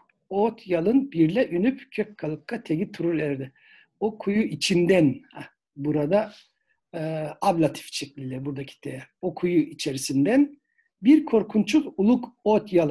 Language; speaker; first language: Turkish; native; Turkish